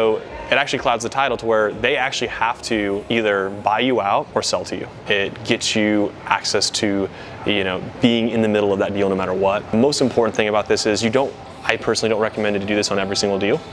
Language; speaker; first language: English; native; English